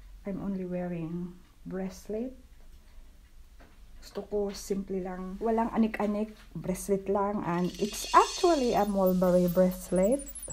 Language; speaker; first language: English; non-native, local second language; Filipino